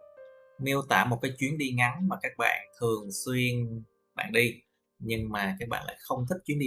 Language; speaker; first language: Vietnamese; native; Vietnamese